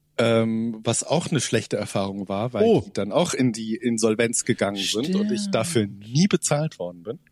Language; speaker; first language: German; native; German